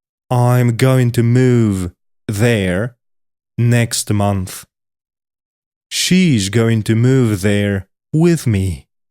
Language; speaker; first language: English; non-native, fluent; Polish